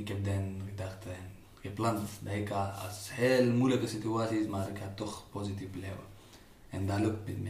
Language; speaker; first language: Dutch; non-native, learner; Pashto